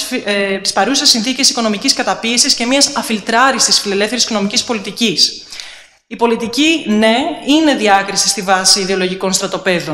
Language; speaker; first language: Greek; native; Greek